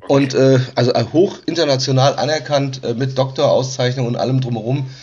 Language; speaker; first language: German; native; German